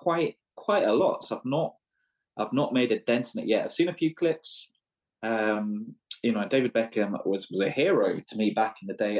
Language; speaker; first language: English; native; English